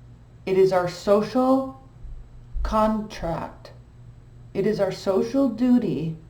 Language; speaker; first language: English; native; English